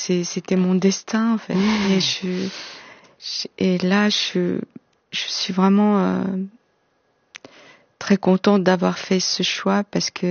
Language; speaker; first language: French; non-native, fluent; Korean